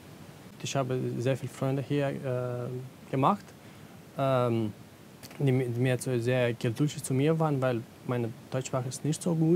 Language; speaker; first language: German; non-native, learner; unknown